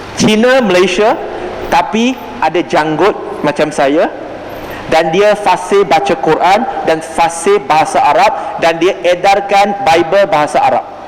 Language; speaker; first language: Malay; non-native, local second language; Chinese